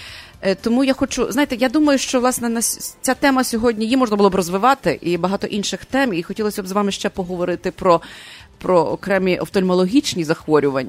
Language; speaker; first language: Ukrainian; native; Ukrainian